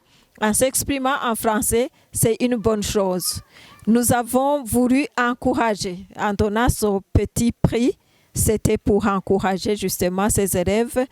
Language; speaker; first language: French; non-native, local second language; Rundi